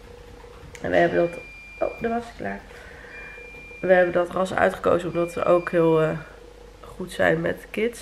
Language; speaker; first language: Dutch; native; Dutch